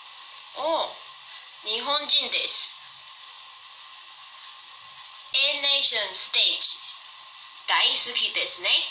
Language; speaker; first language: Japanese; non-native, learner; Chinese